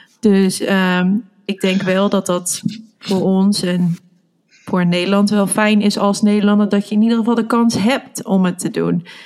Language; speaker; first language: Dutch; native; Dutch